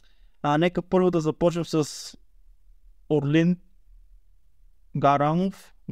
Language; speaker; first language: Bulgarian; native; Bulgarian